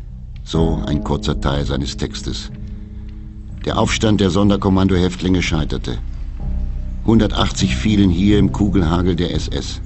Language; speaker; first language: German; native; German